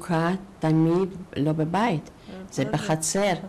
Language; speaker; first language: Hebrew; non-native, fluent; Yiddish